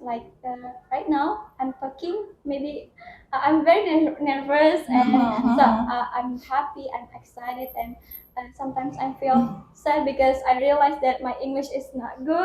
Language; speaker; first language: English; non-native, learner; Indonesian